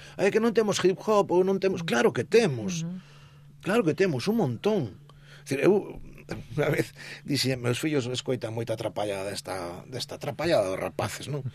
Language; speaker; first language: Galician; native; Galician